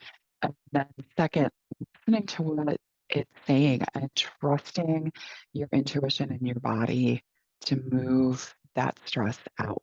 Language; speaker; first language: English; native; English